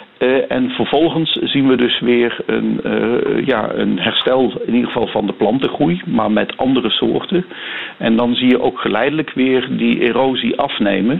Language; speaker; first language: Dutch; native; Dutch